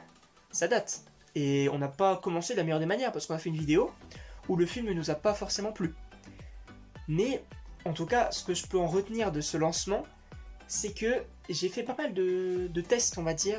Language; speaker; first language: French; native; French